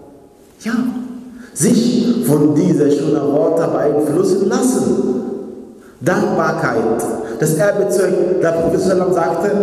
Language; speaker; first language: German; non-native, fluent; Arabic